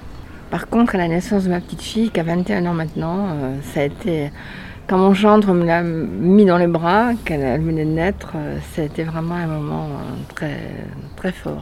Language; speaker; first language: French; native; French